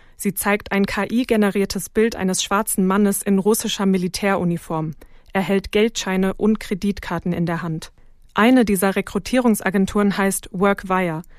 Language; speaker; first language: German; native; German